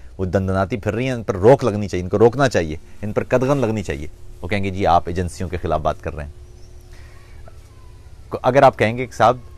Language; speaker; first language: Urdu; non-native, local second language; Punjabi